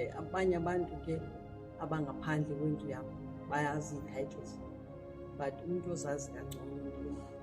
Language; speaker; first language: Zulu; non-native, local second language; Xhosa